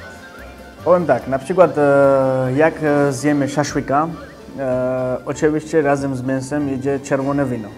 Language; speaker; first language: Polish; non-native, learner; Georgian